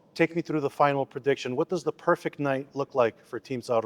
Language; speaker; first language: English; native; English